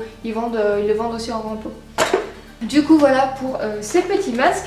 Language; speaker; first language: French; native; French